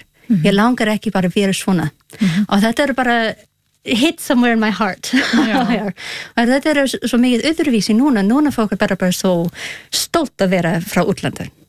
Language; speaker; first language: Icelandic; non-native, learner; Spanish